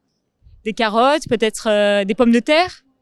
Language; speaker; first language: French; native; French